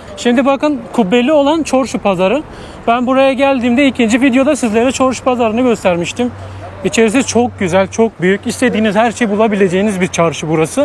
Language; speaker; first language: Turkish; native; Turkish